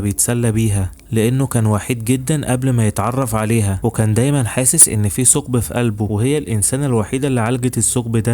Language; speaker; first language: Arabic; native; Arabic